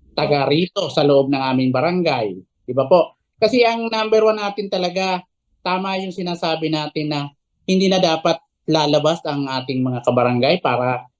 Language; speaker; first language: Filipino; native; Filipino